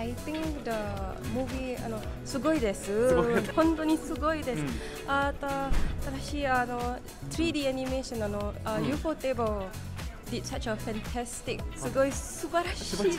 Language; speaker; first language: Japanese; non-native, learner; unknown